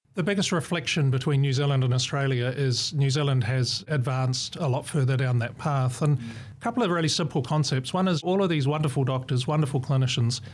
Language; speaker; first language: English; native; English